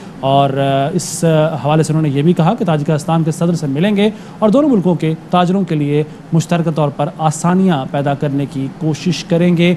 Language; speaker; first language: Urdu; native; Urdu